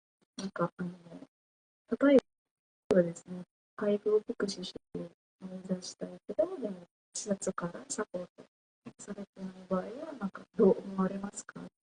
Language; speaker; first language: Japanese; non-native, learner; Indonesian